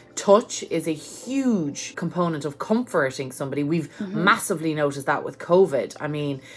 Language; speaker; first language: English; native; English